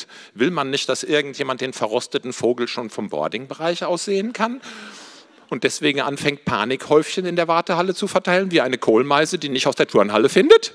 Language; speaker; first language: German; native; German